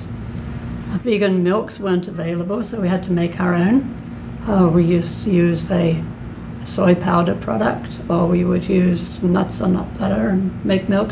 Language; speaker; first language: English; native; English